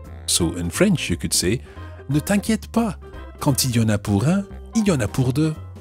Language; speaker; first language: French; non-native, fluent; English